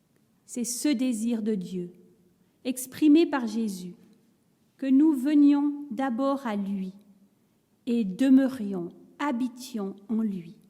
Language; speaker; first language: French; native; French